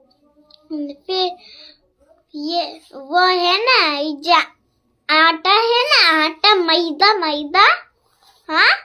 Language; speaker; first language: Hindi; non-native, local second language; Bangla